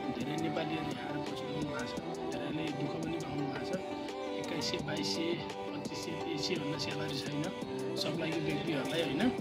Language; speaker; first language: Nepali; native; Nepali